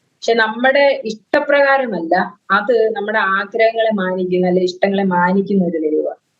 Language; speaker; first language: Malayalam; native; Malayalam